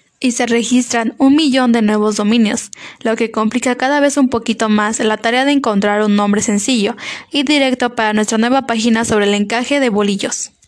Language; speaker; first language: Spanish; native; Spanish